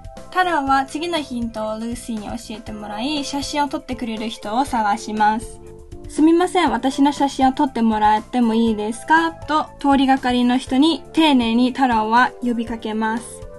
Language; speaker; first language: Japanese; native; Japanese